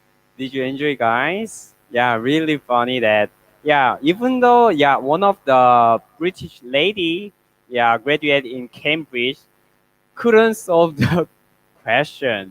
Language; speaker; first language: English; non-native, learner; Korean